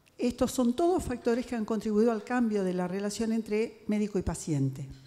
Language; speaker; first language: Spanish; native; Spanish